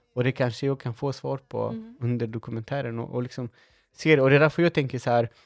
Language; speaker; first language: Swedish; non-native, fluent; Spanish